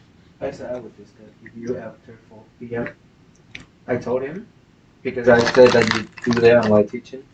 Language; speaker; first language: English; non-native, fluent; Chinese